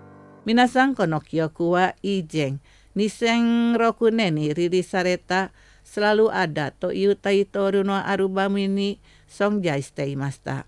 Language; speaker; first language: Japanese; non-native, fluent; Indonesian